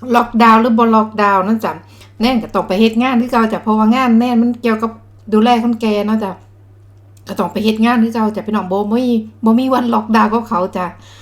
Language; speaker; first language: Thai; native; Thai